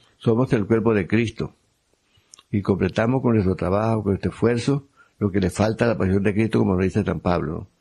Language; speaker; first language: Spanish; native; Spanish